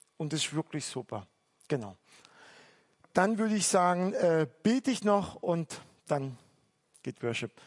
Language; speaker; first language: German; early bilingual, other home language; Turkish